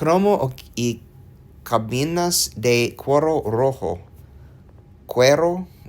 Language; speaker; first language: Spanish; non-native, learner; English